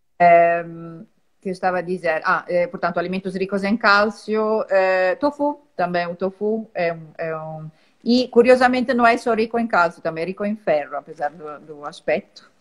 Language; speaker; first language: Portuguese; non-native, fluent; Italian